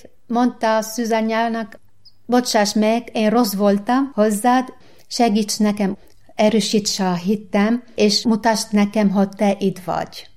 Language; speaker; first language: Hungarian; non-native, learner; Arabic